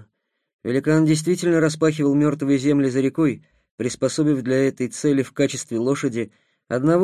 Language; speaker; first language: Russian; native; Russian